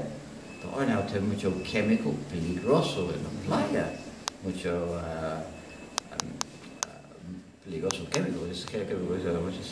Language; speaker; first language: Spanish; non-native, learner; English